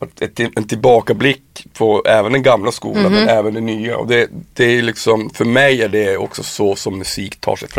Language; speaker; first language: Swedish; native; Swedish